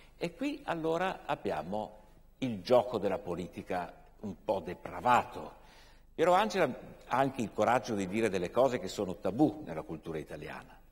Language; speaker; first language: Italian; native; Italian